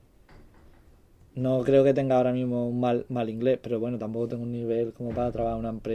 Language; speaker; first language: Spanish; native; Spanish